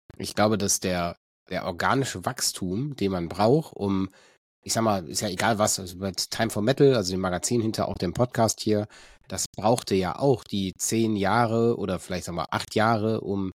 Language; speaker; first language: German; native; German